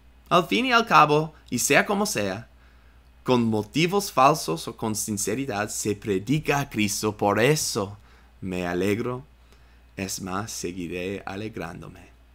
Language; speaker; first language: Spanish; non-native, fluent; English